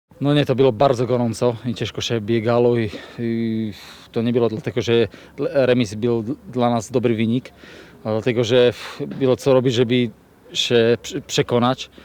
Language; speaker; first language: Polish; non-native, learner; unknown